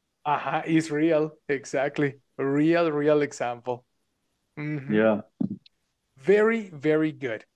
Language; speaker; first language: English; non-native, fluent; Spanish